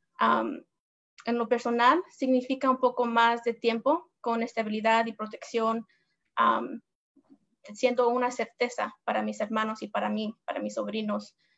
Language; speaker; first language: Spanish; early bilingual, heritage; Spanish